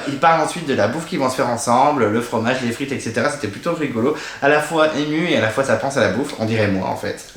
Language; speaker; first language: French; native; French